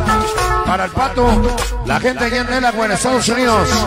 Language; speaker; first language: Spanish; native; Spanish